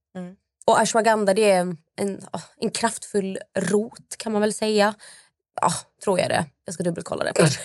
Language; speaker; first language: Swedish; native; Swedish